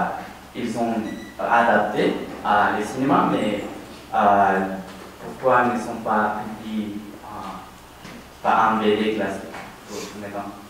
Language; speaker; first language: French; non-native, learner; Spanish